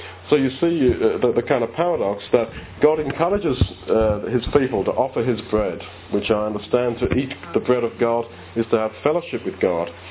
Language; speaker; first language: English; native; English